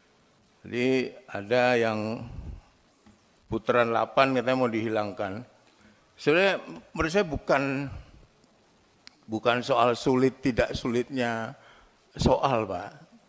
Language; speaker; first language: Indonesian; native; Indonesian